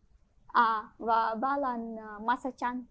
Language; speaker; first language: Vietnamese; non-native, fluent; Ukrainian